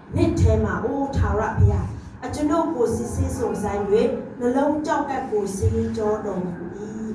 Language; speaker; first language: Burmese; non-native, local second language; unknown